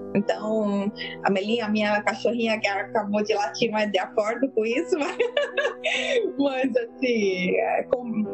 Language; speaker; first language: Portuguese; non-native, fluent; Italian